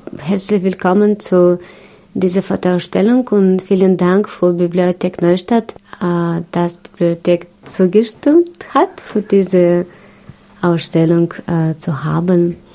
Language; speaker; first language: German; non-native, learner; Russian